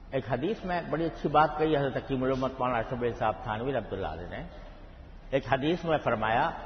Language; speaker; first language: Urdu; native; Urdu